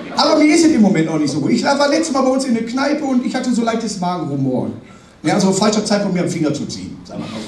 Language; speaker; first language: German; native; German